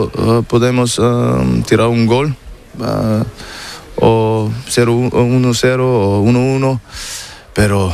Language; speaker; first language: Spanish; non-native, learner; German